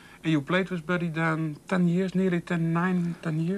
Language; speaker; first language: English; non-native, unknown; Dutch